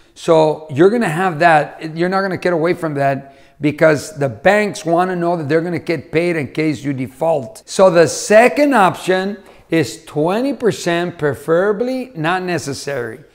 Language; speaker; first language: English; native; English